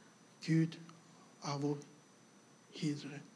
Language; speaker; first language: Norwegian; non-native, fluent; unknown